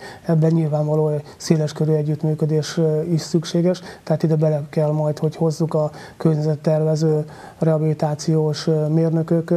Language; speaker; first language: Hungarian; native; Hungarian